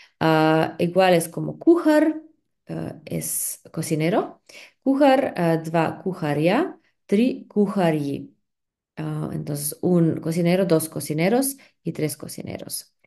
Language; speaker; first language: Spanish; non-native, fluent; Slovenian